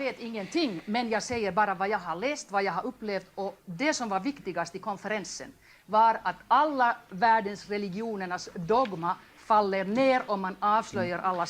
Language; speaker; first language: Swedish; non-native, local second language; Finnish